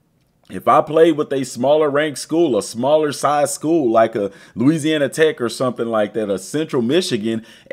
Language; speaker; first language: English; native; English